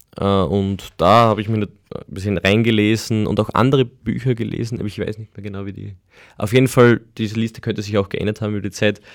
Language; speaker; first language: German; native; German